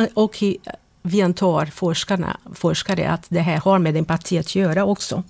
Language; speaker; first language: Swedish; non-native, fluent; Portuguese